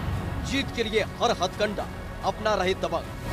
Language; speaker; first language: Hindi; native; Hindi